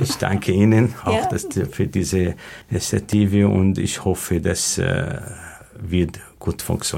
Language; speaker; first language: German; non-native, learner; Arabic